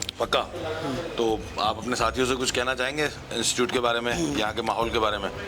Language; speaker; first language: Hindi; native; Hindi